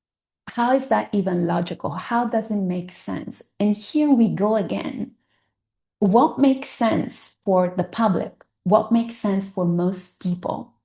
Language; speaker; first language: English; non-native, fluent; Italian